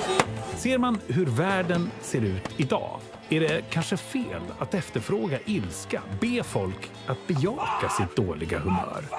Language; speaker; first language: Swedish; native; Swedish